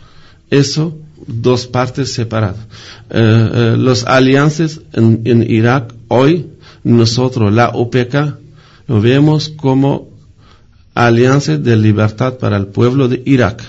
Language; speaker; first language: Spanish; non-native, fluent; Kurdish